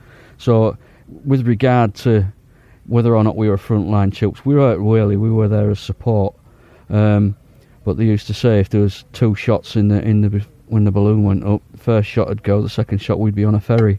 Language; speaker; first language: English; native; English